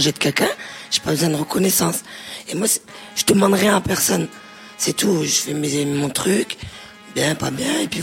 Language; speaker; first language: French; native; French